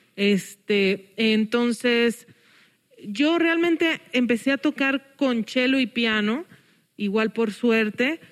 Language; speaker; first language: Spanish; early bilingual, heritage; English